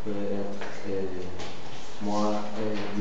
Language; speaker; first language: French; non-native, learner; Spanish